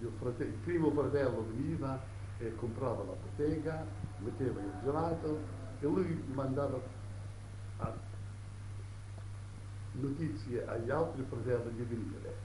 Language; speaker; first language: Italian; early bilingual, heritage; Italian